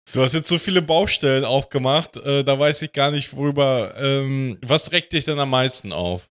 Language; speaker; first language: German; early bilingual, other home language; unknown